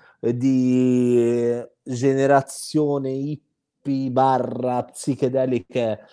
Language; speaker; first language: Italian; native; Italian